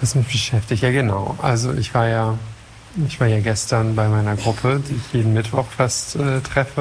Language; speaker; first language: German; non-native, fluent; French